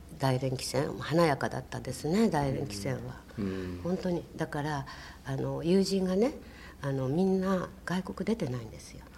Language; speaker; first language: Japanese; native; Japanese